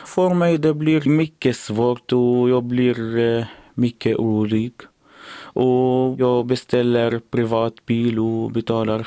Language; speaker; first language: Swedish; non-native, learner; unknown